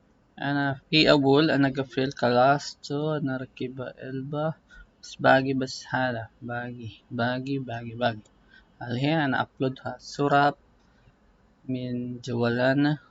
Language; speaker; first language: Arabic; non-native, learner; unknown